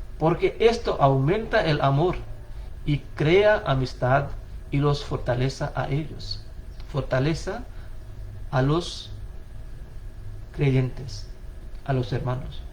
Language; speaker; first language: Spanish; non-native, fluent; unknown